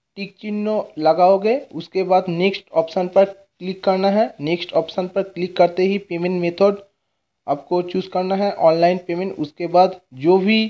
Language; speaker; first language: Hindi; non-native, local second language; Bangla